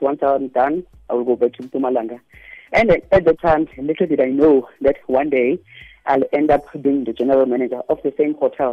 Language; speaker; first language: English; non-native, local second language; Zulu